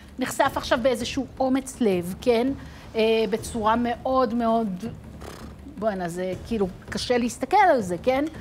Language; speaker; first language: Hebrew; native; Hebrew